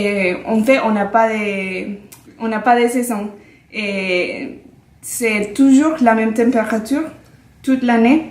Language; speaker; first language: French; non-native, fluent; Spanish